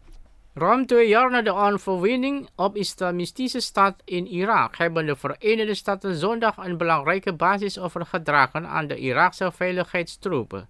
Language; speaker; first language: Dutch; non-native, fluent; Indonesian